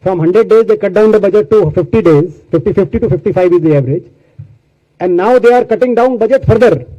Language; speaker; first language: English; non-native, local second language; Hindi